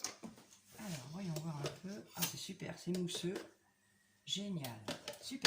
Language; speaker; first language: French; native; French